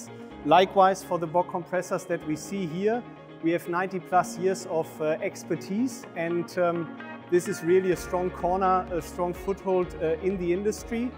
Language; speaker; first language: English; non-native, fluent; German